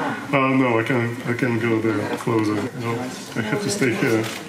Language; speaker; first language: English; non-native, fluent; Russian